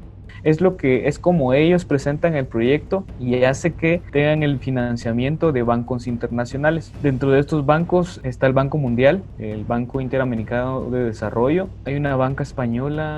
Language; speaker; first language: Spanish; native; Spanish